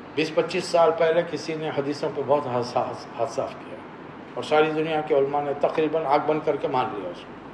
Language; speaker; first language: Urdu; native; Urdu